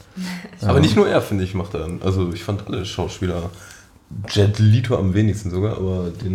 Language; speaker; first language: German; native; German